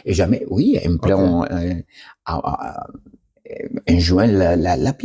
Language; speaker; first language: French; non-native, learner; Spanish